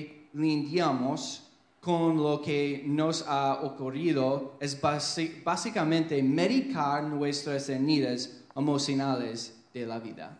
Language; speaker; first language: Spanish; non-native, fluent; English